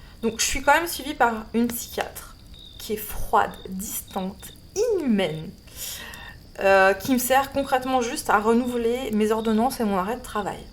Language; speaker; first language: French; native; French